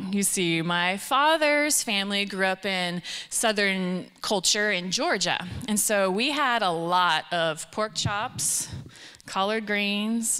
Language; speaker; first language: English; native; English